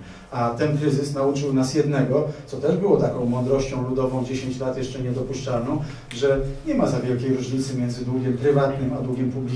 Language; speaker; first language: Polish; native; Polish